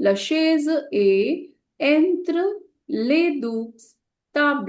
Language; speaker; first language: French; non-native, fluent; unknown